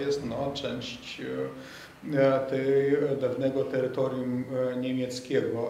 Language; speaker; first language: Polish; non-native, fluent; Lithuanian